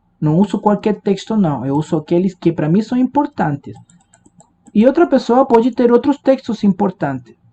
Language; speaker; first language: Portuguese; non-native, fluent; Spanish